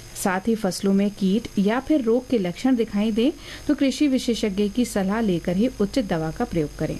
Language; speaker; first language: Hindi; native; Hindi